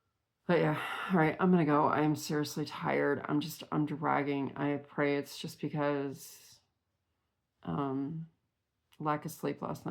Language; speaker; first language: English; native; English